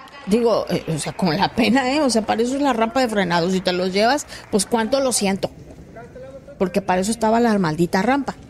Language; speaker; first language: Spanish; native; Spanish